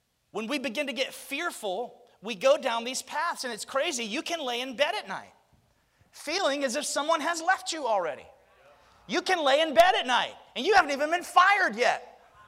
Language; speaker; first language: English; native; English